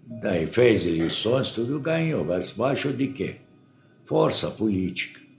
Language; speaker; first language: Portuguese; non-native, fluent; Arabic